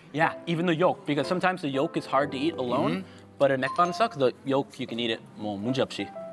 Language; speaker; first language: English; native; English